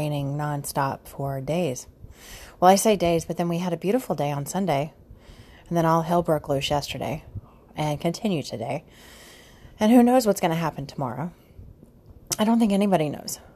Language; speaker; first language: English; native; English